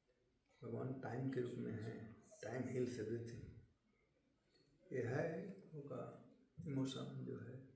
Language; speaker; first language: Hindi; native; Hindi